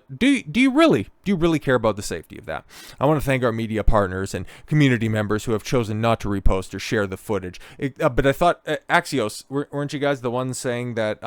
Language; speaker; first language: English; native; English